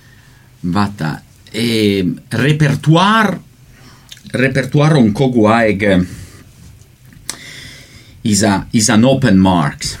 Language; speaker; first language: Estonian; non-native, learner; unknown